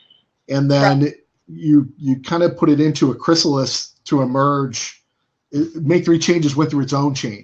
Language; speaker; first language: English; native; English